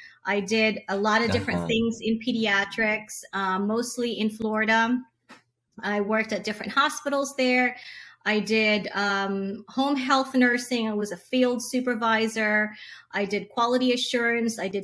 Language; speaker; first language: English; non-native, local second language; Hiligaynon